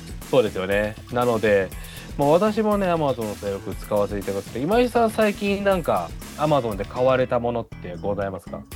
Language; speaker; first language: Japanese; native; Japanese